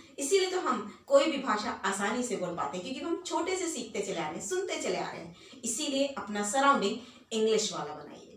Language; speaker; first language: Hindi; native; Hindi